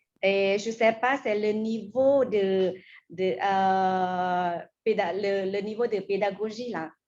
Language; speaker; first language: French; non-native, fluent; Lao